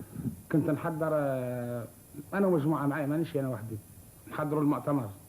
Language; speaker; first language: Arabic; native; Arabic